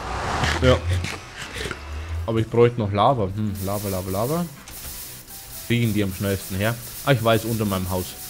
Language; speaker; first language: German; native; German